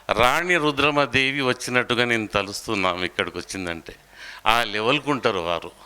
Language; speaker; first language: Telugu; non-native, local second language; Urdu